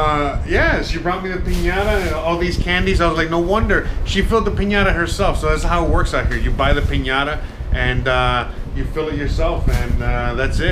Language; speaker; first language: English; native; English